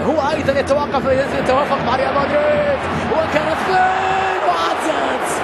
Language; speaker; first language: Arabic; native; Arabic